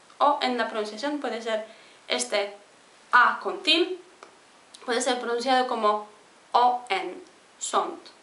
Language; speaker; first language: Spanish; non-native, fluent; Polish